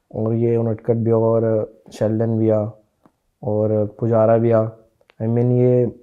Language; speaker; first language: Hindi; native; Hindi